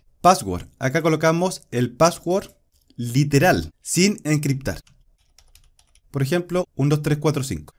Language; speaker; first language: Spanish; native; Spanish